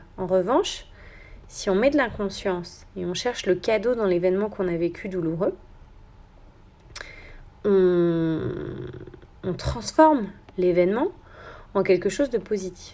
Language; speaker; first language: French; native; French